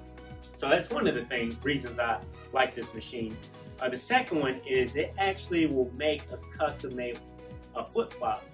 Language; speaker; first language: English; native; English